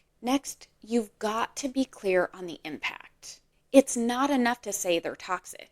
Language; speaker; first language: English; native; English